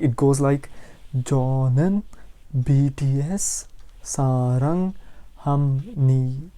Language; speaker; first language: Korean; non-native, learner; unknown